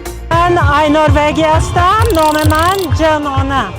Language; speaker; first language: Persian; non-native, learner; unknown